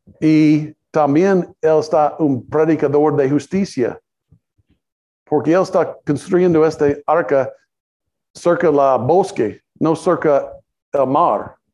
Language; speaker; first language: Spanish; non-native, learner; English